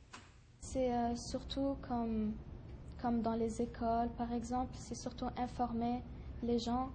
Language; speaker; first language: French; early bilingual, other home language; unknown